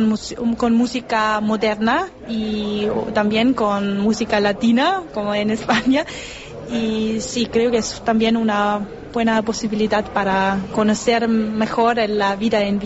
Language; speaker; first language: Spanish; non-native, learner; German